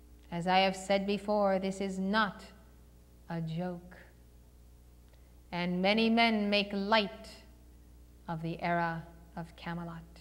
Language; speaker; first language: English; native; English